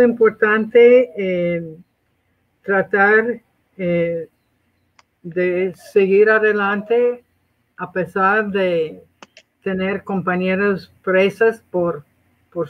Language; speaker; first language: Spanish; non-native, fluent; English